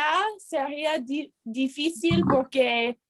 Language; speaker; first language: Spanish; non-native, learner; English